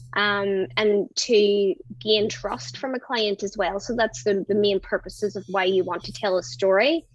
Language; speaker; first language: English; native; English